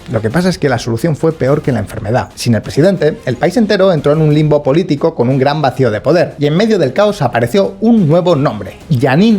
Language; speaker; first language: Spanish; native; Spanish